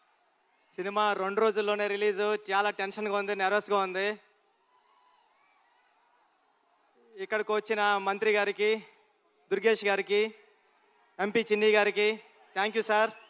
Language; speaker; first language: Telugu; native; Telugu